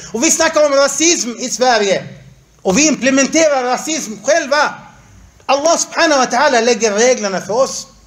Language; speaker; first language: Swedish; non-native, fluent; Arabic